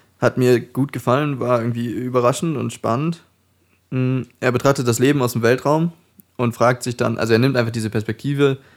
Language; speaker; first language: German; native; German